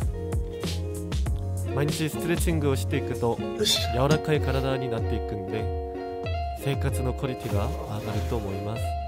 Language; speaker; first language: Japanese; non-native, fluent; Korean